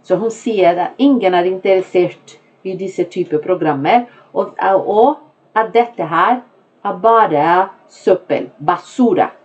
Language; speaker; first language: Norwegian; non-native, fluent; Portuguese